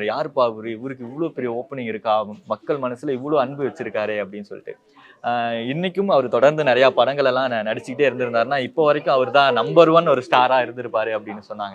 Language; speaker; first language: Tamil; native; Tamil